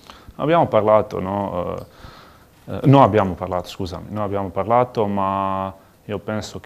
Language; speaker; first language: Italian; non-native, learner; Croatian